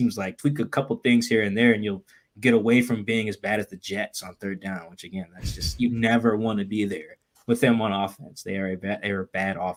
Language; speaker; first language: English; native; English